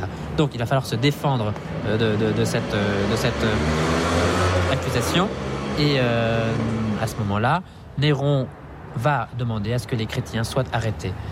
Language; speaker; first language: French; native; French